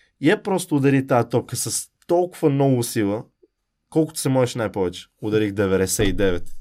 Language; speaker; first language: Bulgarian; early bilingual, heritage; Bulgarian